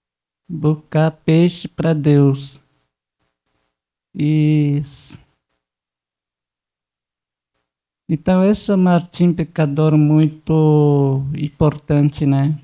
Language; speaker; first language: Portuguese; non-native, local second language; Guarani